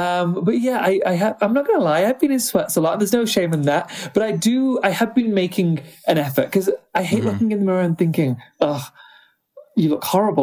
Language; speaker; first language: English; native; English